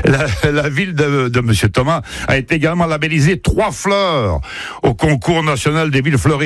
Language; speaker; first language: French; native; French